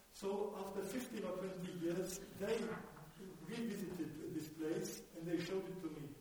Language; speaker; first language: English; non-native, fluent; German